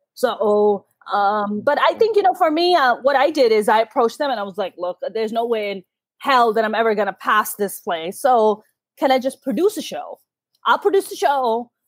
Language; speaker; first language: English; early bilingual, other home language; Urdu